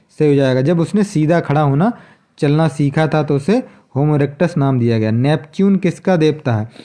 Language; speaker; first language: Hindi; native; Hindi